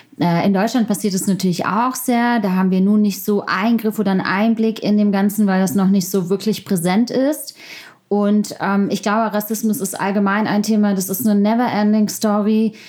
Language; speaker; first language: German; early bilingual, other home language; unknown